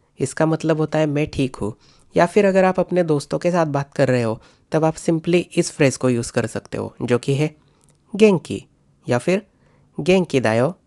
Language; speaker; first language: Hindi; non-native, local second language; Marathi